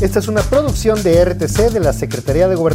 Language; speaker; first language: Spanish; native; Spanish